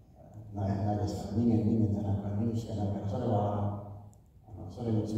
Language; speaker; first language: Japanese; non-native, fluent; Finnish